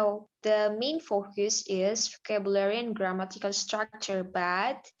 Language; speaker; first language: English; non-native, learner; Indonesian